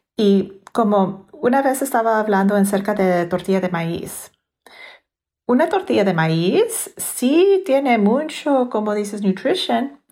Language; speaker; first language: Spanish; early bilingual, heritage; Spanish